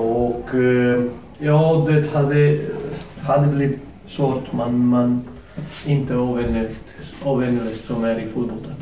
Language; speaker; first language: Swedish; non-native, fluent; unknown